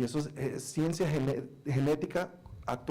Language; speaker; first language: Spanish; native; Spanish